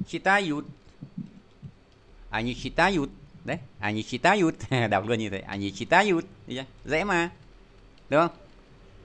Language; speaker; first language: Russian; non-native, fluent; Vietnamese